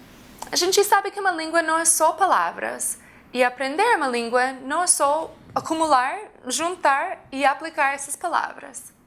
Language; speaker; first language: Portuguese; non-native, fluent; English